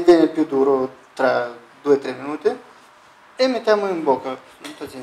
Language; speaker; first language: Italian; non-native, learner; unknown